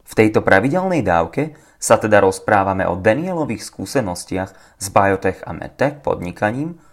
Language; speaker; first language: English; non-native, fluent; Slovak